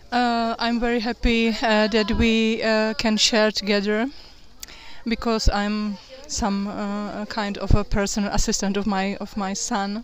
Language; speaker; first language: English; non-native, learner; Czech